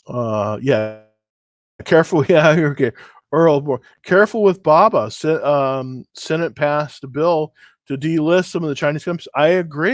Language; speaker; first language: English; native; English